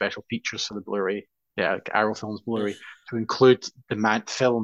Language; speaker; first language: English; native; English